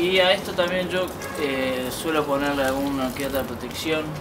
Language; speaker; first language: Spanish; native; Spanish